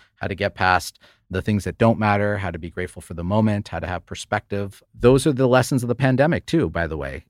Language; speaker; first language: English; native; English